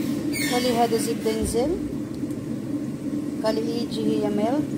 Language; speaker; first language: Arabic; non-native, learner; Filipino